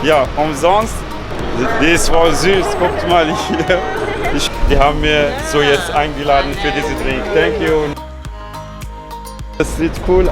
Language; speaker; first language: German; non-native, learner; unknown